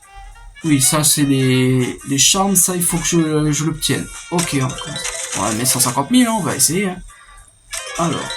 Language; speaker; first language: French; native; French